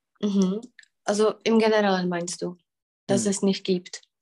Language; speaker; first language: German; non-native, fluent; Czech